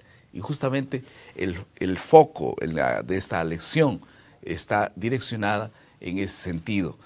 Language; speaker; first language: Spanish; non-native, fluent; Portuguese